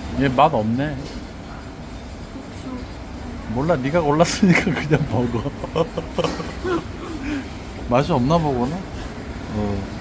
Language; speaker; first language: Korean; native; Korean